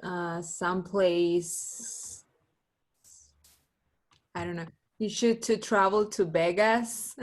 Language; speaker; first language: English; non-native, learner; Spanish